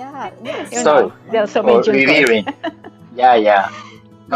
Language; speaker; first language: English; non-native, learner; Japanese